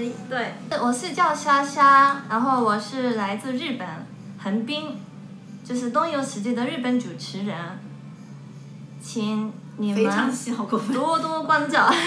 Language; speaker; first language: Chinese; non-native, fluent; Japanese